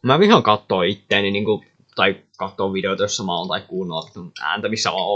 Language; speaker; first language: Finnish; native; Finnish